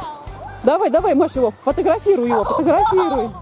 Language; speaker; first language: Russian; native; Russian